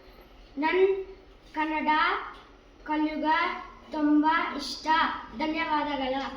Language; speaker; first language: Kannada; non-native, learner; Telugu